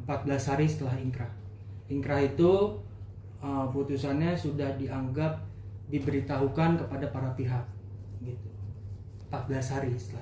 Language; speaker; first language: Indonesian; native; Indonesian